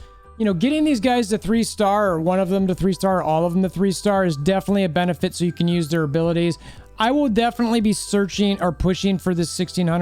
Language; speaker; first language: English; native; English